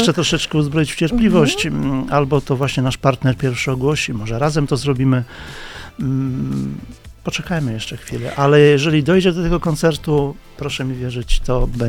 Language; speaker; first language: Polish; native; Polish